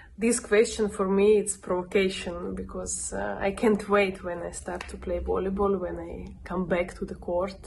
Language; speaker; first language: English; non-native, learner; Russian